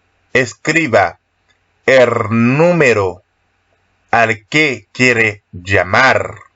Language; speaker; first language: Spanish; non-native, learner; Haitian Creole